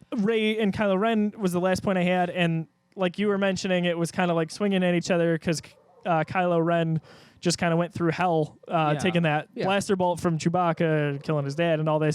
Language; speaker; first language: English; native; English